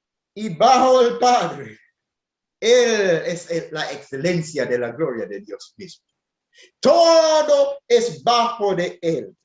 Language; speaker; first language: Spanish; non-native, fluent; English